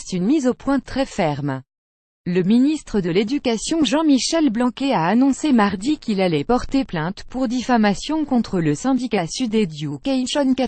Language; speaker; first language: French; native; French